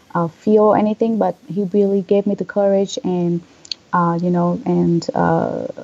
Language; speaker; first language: English; non-native, fluent; Vietnamese